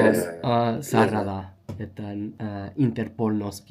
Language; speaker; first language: Basque; non-native, learner; English